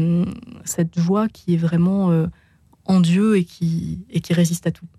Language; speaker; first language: French; native; French